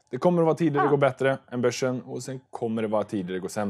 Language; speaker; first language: Swedish; native; Swedish